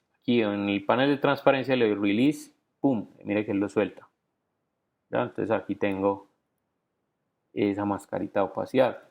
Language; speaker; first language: Spanish; native; Spanish